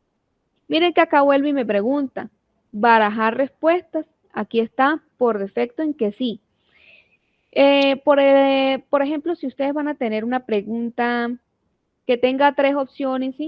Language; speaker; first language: Spanish; native; Spanish